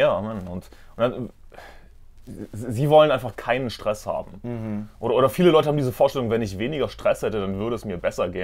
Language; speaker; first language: German; native; German